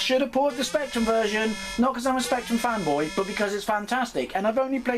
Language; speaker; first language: English; native; English